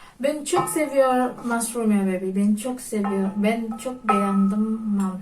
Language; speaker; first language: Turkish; non-native, learner; Indonesian